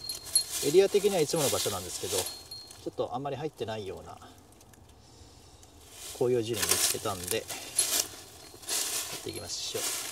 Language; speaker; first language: Japanese; native; Japanese